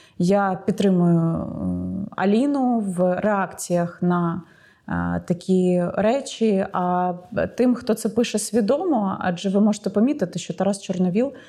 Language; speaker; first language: Ukrainian; non-native, local second language; Russian